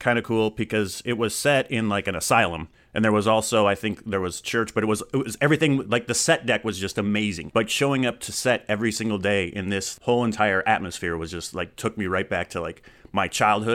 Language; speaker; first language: English; native; English